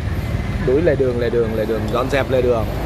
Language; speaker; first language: Vietnamese; native; Vietnamese